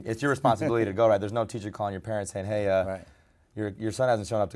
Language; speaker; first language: English; early bilingual, other home language; Spanish